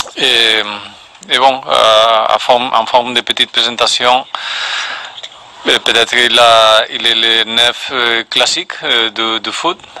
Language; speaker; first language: French; non-native, fluent; Spanish